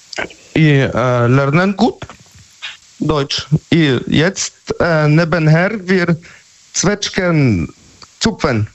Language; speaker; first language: German; non-native, learner; Polish